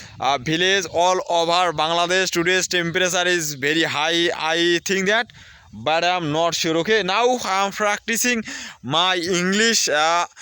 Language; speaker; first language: English; non-native, learner; Bangla